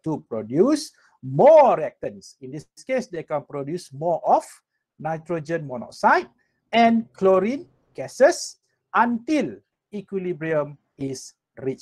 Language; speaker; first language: English; non-native, local second language; Malay